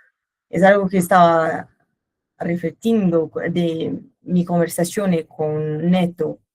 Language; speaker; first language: Spanish; non-native, learner; Portuguese